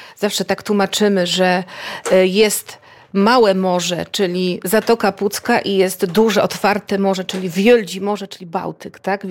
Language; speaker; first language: Polish; native; Polish